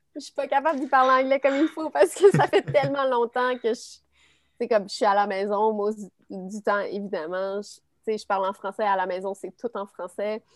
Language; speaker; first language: French; native; French